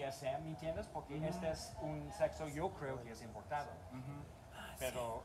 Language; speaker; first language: Spanish; non-native, learner; English